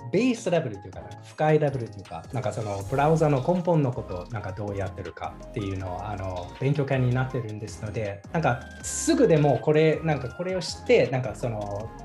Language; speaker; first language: Japanese; non-native, fluent; English